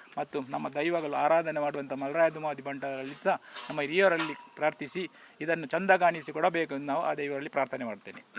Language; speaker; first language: Kannada; native; Kannada